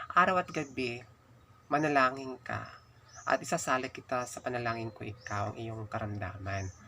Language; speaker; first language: Filipino; non-native, local second language; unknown